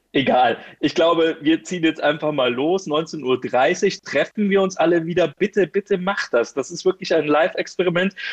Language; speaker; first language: German; native; German